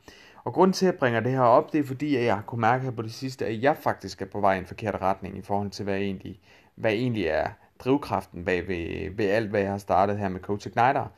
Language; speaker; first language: Danish; native; Danish